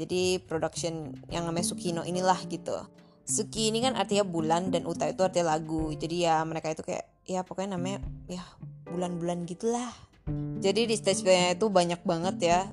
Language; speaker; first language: Indonesian; native; Indonesian